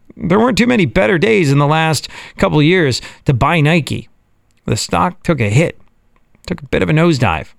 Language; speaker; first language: English; native; English